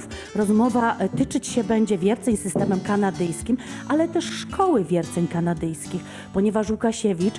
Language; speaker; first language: Polish; native; Polish